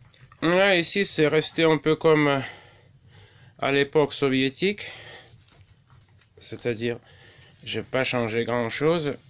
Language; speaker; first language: French; non-native, fluent; Russian